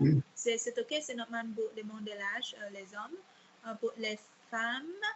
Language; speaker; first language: French; non-native, fluent; Vietnamese